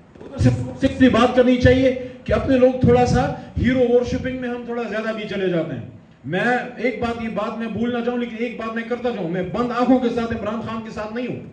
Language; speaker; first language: Urdu; non-native, local second language; Pashto